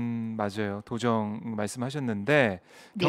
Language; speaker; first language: Korean; native; Korean